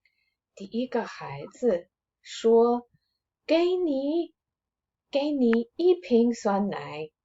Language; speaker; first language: Chinese; non-native, fluent; English